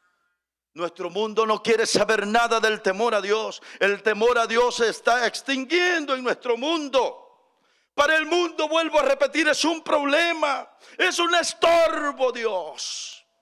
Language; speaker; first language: Spanish; native; Spanish